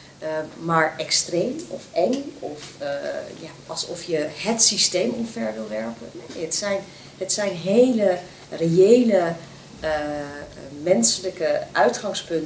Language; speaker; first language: Dutch; native; Dutch